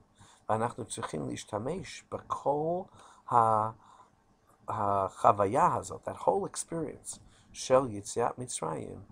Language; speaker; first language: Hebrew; non-native, fluent; English